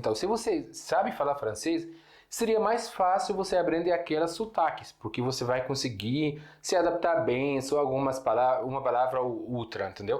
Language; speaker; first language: Portuguese; non-native, fluent; Arabic